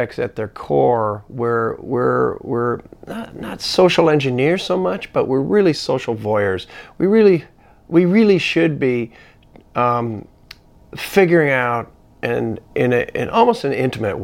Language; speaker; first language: English; native; English